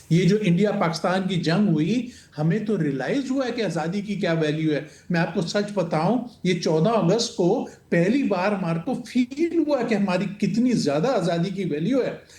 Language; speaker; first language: Urdu; non-native, local second language; Punjabi